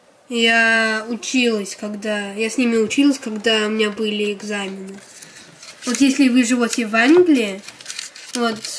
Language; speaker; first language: Russian; early bilingual, heritage; Russian